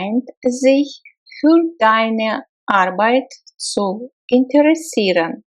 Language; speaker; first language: German; non-native, fluent; Russian